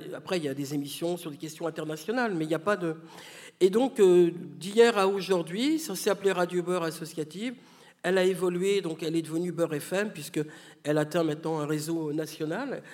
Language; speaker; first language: French; native; French